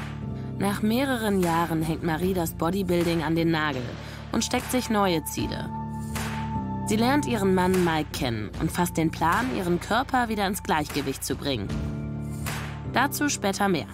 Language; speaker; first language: German; native; German